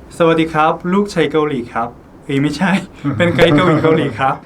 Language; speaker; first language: Thai; non-native, fluent; Korean